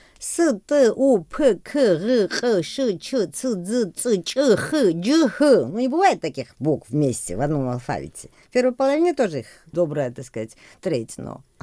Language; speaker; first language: Russian; non-native, local second language; Georgian